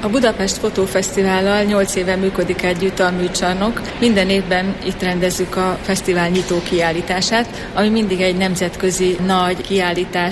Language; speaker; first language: Hungarian; native; Hungarian